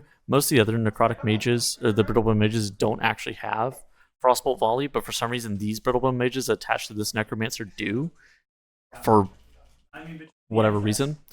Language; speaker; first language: English; native; English